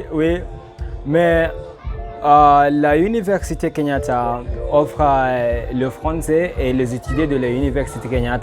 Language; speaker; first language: French; non-native, learner; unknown